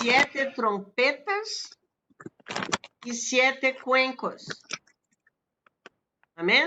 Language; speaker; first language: Spanish; non-native, fluent; Portuguese